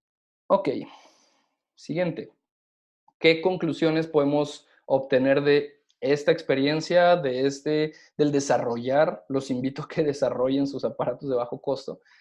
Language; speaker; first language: Spanish; native; Spanish